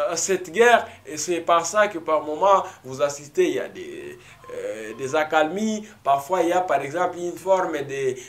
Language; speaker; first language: French; non-native, local second language; Swahili